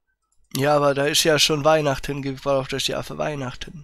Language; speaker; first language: German; native; German